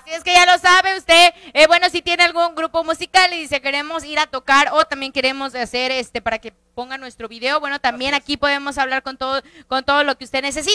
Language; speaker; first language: Spanish; native; Spanish